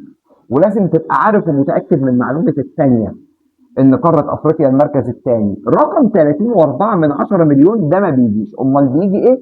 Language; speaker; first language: Arabic; native; Arabic